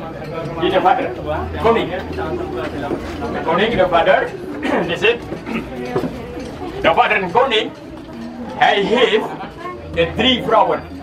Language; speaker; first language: Dutch; non-native, learner; Indonesian